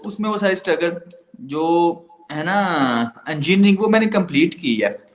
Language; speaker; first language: Urdu; non-native, local second language; Punjabi